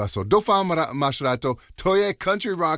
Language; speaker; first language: Czech; non-native, learner; English